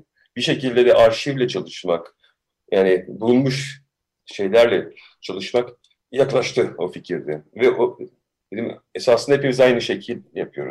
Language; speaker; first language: Turkish; early bilingual, heritage; Turkish